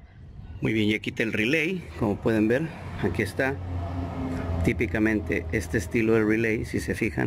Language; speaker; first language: Spanish; native; Spanish